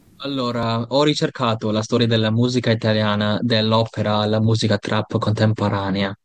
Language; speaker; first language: Italian; non-native, learner; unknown